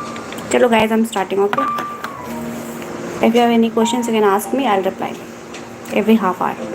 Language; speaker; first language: English; non-native, local second language; Hindi